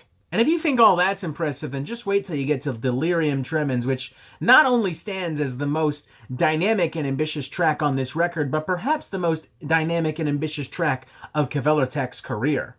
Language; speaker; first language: English; native; English